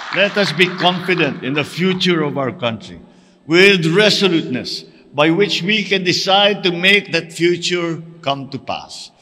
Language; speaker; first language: English; non-native, local second language; Filipino